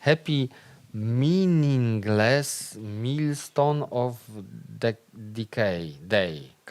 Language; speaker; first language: English; non-native, learner; Polish